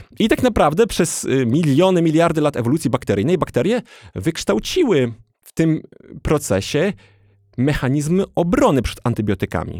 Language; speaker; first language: Polish; native; Polish